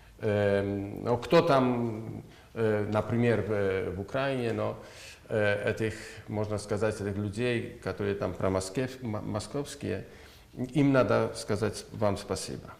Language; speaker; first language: Russian; non-native, learner; Polish